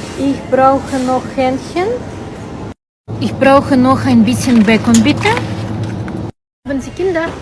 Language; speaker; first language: German; non-native, learner; Ukrainian